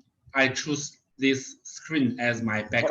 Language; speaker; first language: English; non-native, learner; Chinese